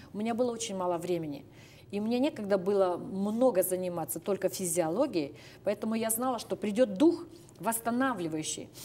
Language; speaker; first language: Russian; native; Russian